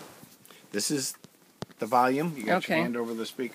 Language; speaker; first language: English; native; English